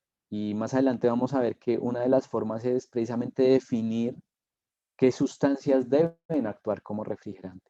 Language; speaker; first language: Spanish; native; Spanish